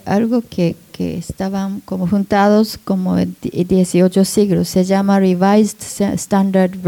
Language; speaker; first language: Spanish; non-native, learner; Japanese